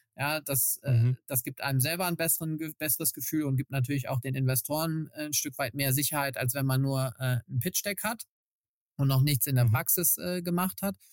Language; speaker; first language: German; native; German